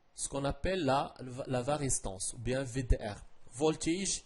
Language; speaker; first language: French; non-native, local second language; Arabic